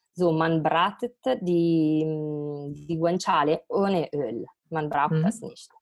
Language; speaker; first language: German; non-native, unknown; Italian